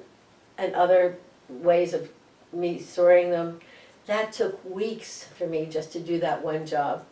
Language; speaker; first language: English; native; English